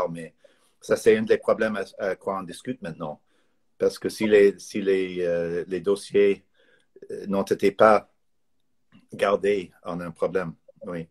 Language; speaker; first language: French; non-native, fluent; English